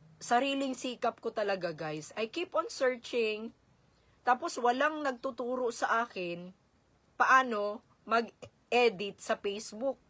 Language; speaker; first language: Filipino; non-native, local second language; Cebuano